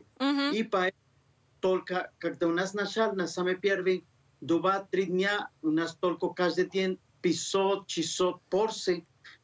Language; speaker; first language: Russian; non-native, learner; Spanish